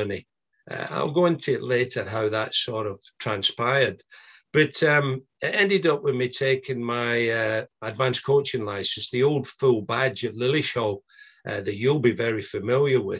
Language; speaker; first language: English; native; English